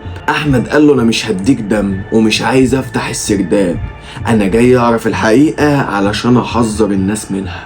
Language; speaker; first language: Arabic; native; Arabic